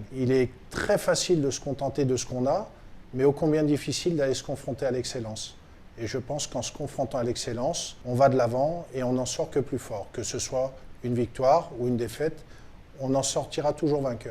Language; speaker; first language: French; native; French